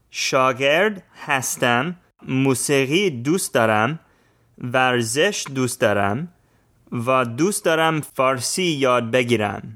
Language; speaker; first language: Persian; non-native, learner; English